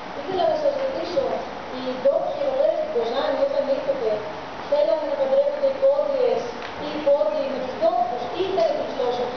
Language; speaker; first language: Greek; native; Greek